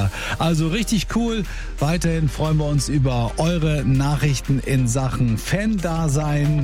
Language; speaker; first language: German; native; German